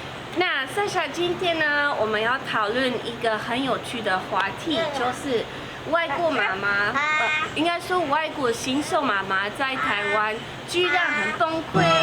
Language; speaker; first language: Chinese; non-native, fluent; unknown